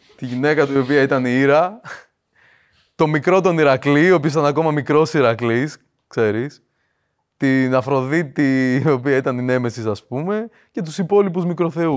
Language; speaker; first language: Greek; early bilingual, other home language; Russian